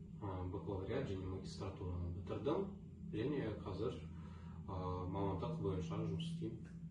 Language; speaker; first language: Kazakh; non-native, local second language; Russian